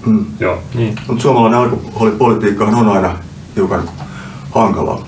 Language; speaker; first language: Finnish; native; Finnish